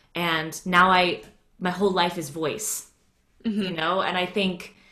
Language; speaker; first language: English; native; English